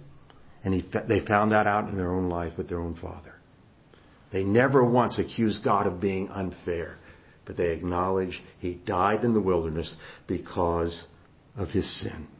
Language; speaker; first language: English; native; English